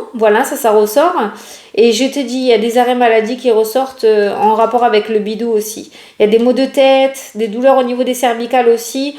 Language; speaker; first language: French; native; French